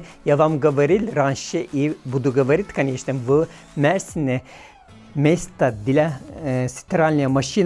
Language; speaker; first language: Russian; non-native, fluent; Turkish